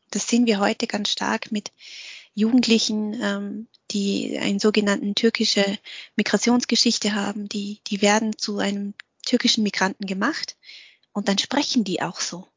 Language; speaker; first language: German; early bilingual, other home language; Vietnamese